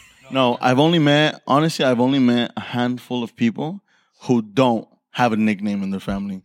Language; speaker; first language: English; early bilingual, other home language; Spanish